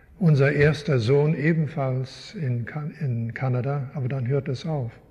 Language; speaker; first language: German; early bilingual, heritage; German